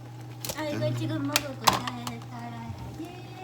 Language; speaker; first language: Korean; non-native, fluent; Japanese